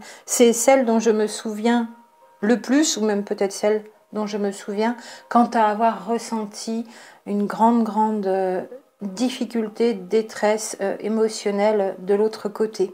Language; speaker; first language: French; native; French